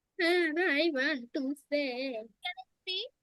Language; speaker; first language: English; non-native, learner; Bangla